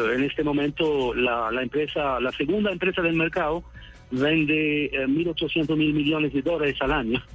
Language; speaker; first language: Spanish; non-native, fluent; Swedish